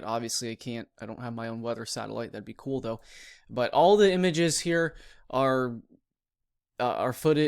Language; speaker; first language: English; native; English